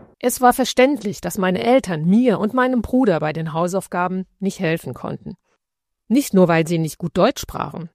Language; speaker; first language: German; early bilingual, other home language; Italian